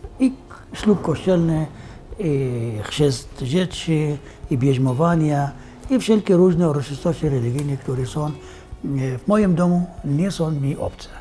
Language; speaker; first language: Polish; non-native, fluent; Arabic